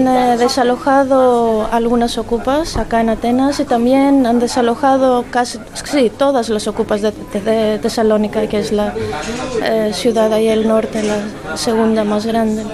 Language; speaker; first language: Spanish; non-native, fluent; Greek